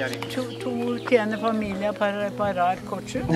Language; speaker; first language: Spanish; non-native, learner; Norwegian